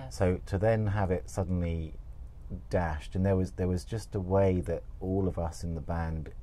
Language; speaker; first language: English; native; English